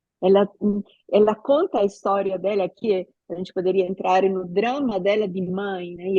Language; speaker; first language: Portuguese; non-native, fluent; Italian